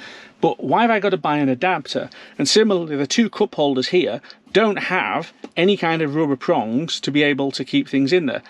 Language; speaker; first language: English; native; English